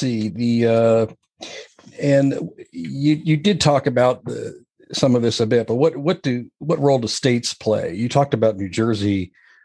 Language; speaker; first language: English; native; English